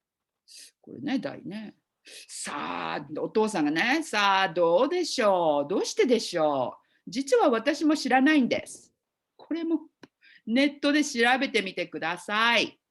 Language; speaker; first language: Japanese; non-native, fluent; English